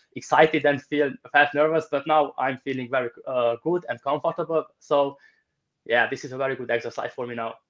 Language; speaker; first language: English; non-native, fluent; Romanian